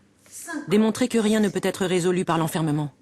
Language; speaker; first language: French; native; French